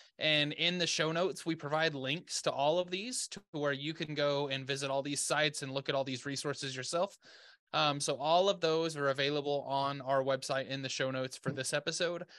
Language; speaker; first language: English; native; English